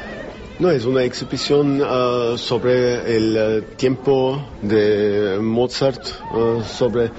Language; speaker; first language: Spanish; non-native, learner; German